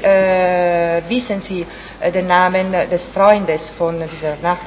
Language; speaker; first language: German; non-native, fluent; Italian